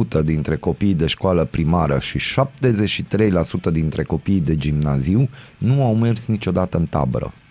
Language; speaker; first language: Romanian; non-native, local second language; Hungarian